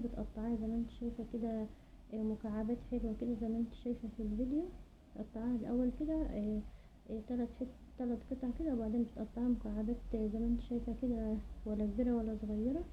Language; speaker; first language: Arabic; native; Arabic